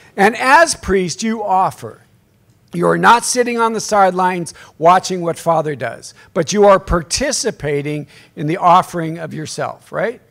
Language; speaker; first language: English; native; English